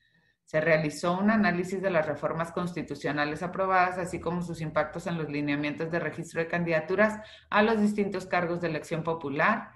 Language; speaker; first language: Spanish; native; Spanish